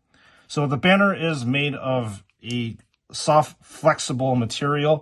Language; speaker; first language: English; native; English